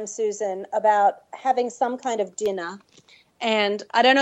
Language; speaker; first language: English; native; English